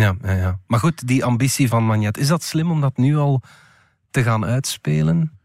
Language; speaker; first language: Dutch; native; Dutch